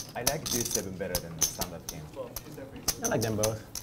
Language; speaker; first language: English; non-native, learner; Japanese